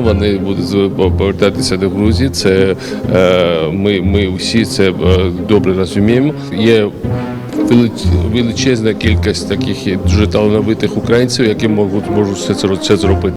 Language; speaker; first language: Ukrainian; non-native, learner; Georgian